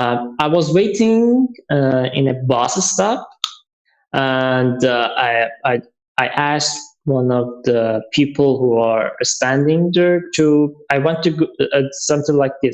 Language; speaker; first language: English; non-native, learner; Persian